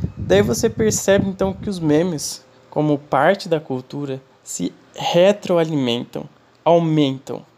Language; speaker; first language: Portuguese; non-native, fluent; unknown